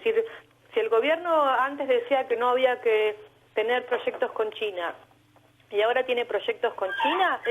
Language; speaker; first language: Spanish; native; Spanish